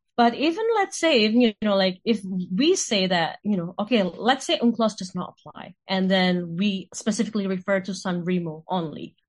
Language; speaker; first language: English; non-native, fluent; Indonesian